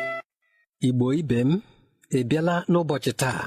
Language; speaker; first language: Igbo; native; Igbo